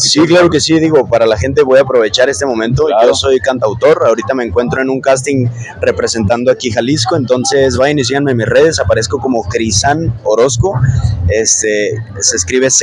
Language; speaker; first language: Spanish; native; Spanish